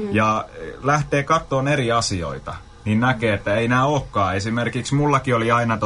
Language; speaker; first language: Finnish; non-native, fluent; Kurdish